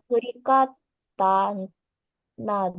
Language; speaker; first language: Japanese; non-native, learner; Indonesian